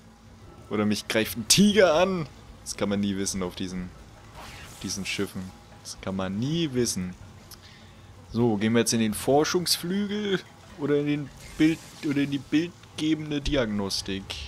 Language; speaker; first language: German; native; German